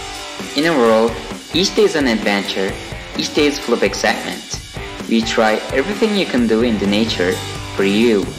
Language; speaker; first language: English; non-native, fluent; Turkish